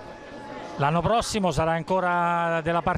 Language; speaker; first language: Italian; native; Italian